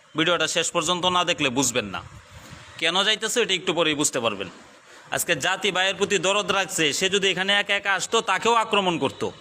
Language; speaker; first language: Bangla; native; Bangla